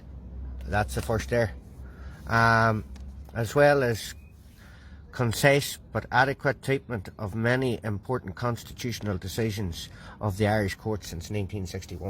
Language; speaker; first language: English; native; English